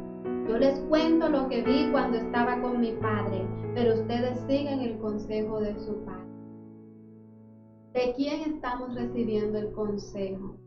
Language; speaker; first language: Spanish; native; Spanish